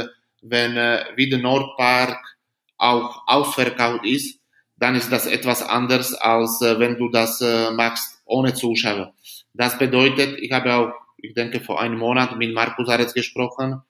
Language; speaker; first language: German; non-native, fluent; Slovak